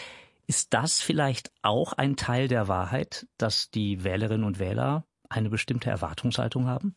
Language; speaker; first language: German; native; German